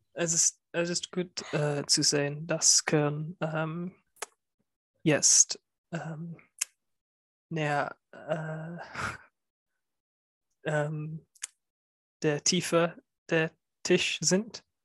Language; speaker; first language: German; non-native, learner; English